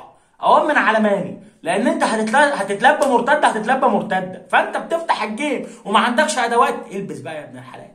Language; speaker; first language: Arabic; native; Arabic